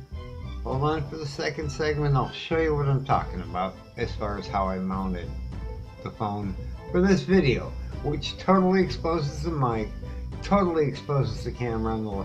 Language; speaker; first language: English; native; English